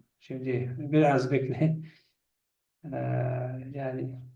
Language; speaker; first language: Turkish; non-native, learner; Chechen